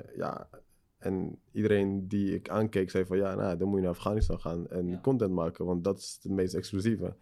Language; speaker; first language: Dutch; early bilingual, other home language; Persian